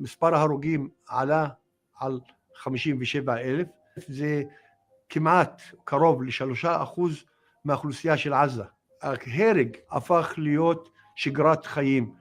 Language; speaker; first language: Hebrew; non-native, local second language; Arabic